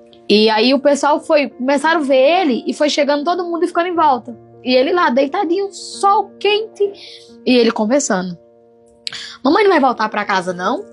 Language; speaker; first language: Portuguese; native; Portuguese